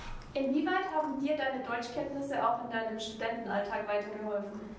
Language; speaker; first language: German; native; German